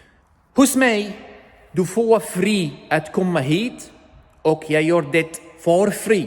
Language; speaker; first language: Swedish; non-native, learner; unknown